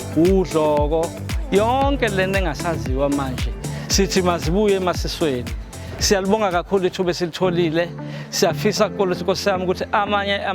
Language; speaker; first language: Zulu; native; Zulu